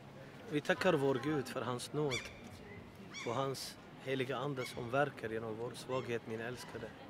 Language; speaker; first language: Swedish; non-native, fluent; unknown